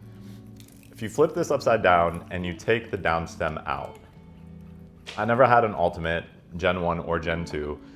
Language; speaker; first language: English; native; English